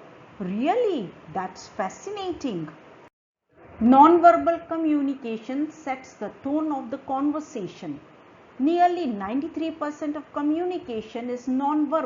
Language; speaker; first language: English; non-native, local second language; Hindi